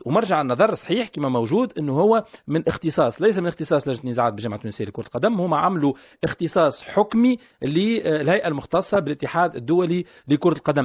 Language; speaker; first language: Arabic; native; Arabic